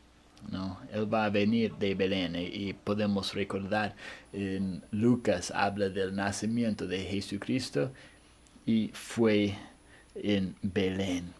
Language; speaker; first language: Spanish; non-native, fluent; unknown